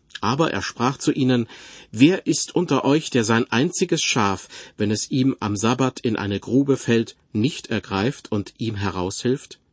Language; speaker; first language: German; native; German